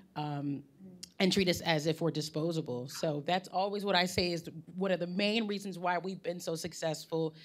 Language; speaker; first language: English; native; English